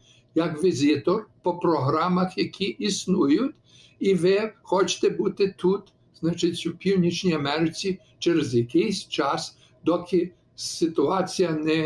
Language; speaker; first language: Ukrainian; early bilingual, heritage; Ukrainian